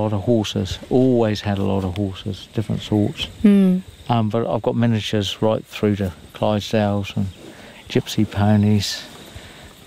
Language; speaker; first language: English; native; English